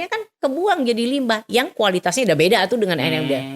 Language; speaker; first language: Indonesian; native; Indonesian